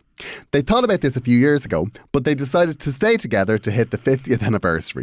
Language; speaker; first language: English; native; English